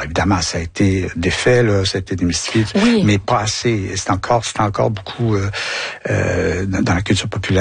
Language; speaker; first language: French; native; French